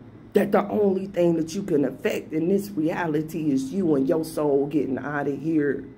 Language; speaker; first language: English; native; English